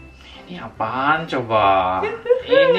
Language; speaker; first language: Indonesian; native; Indonesian